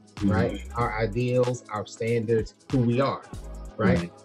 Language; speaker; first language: English; native; English